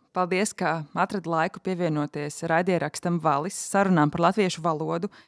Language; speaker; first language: Latvian; native; Latvian